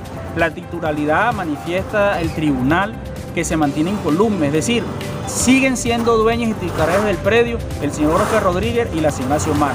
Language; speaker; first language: Spanish; native; Spanish